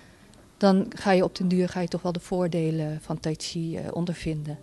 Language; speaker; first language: Dutch; native; Dutch